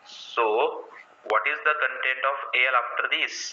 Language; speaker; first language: English; non-native, local second language; Marathi